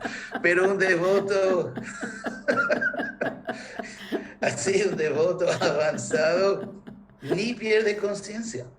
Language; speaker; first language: Spanish; non-native, fluent; English